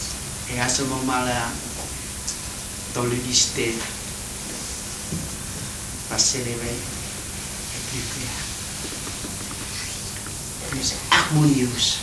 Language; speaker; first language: French; non-native, learner; Vietnamese